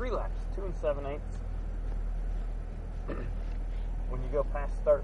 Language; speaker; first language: English; native; English